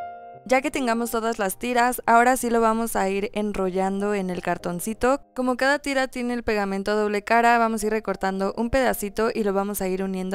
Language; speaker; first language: Spanish; native; Spanish